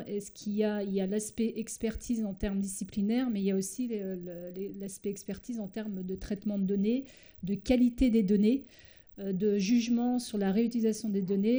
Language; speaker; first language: French; native; French